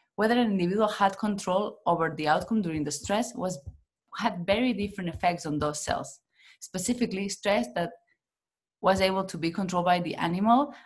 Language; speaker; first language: English; non-native, fluent; Spanish